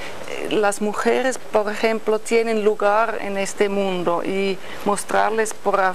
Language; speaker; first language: Spanish; non-native, fluent; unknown